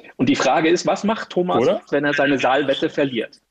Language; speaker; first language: German; native; German